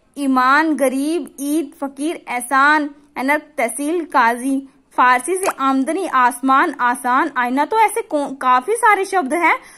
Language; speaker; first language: Hindi; native; Hindi